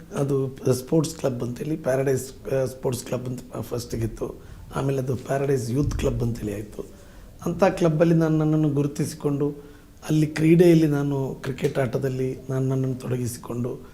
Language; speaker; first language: Kannada; non-native, local second language; Badaga